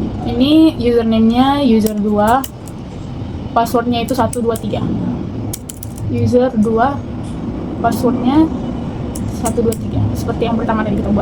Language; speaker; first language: Indonesian; native; Indonesian